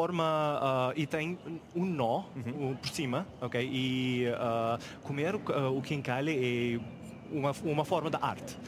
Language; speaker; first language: Portuguese; non-native, fluent; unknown